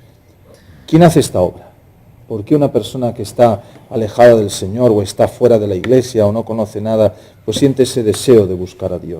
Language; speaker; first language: Spanish; native; Spanish